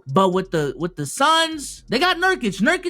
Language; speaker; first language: English; native; English